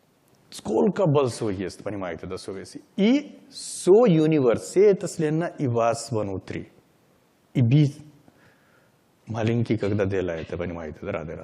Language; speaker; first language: Russian; non-native, learner; Hindi